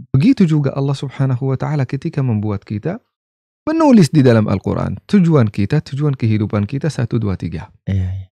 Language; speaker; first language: Indonesian; non-native, fluent; Arabic